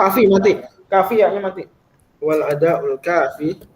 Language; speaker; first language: Arabic; non-native, fluent; Indonesian